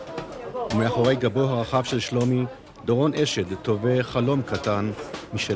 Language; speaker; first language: Hebrew; native; Hebrew